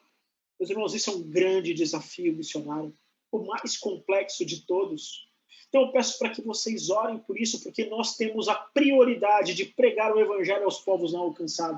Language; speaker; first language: Portuguese; native; Portuguese